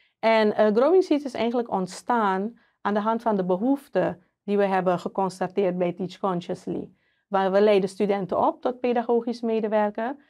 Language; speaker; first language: Dutch; native; Dutch